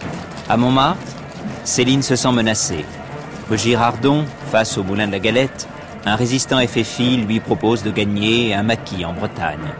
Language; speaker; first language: French; native; French